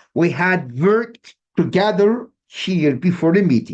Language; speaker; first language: English; non-native, fluent; Turkish